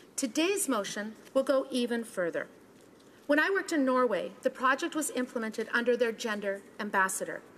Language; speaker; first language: English; native; English